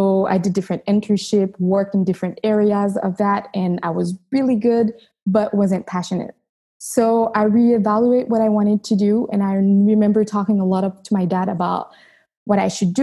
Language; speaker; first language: English; non-native, fluent; Haitian Creole